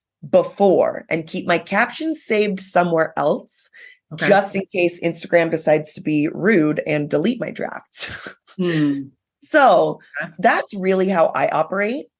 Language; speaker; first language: English; native; English